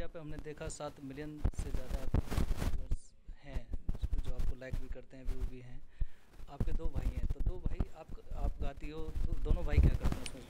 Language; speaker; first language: Hindi; native; Hindi